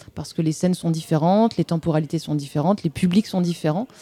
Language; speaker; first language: French; native; French